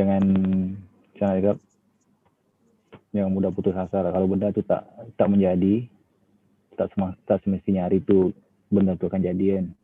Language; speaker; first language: Malay; non-native, local second language; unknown